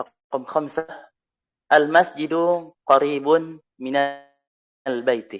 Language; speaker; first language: Arabic; non-native, fluent; Indonesian